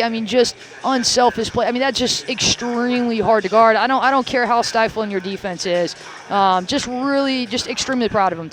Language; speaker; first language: English; native; English